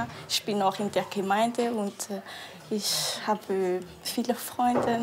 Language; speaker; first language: German; non-native, learner; Malagasy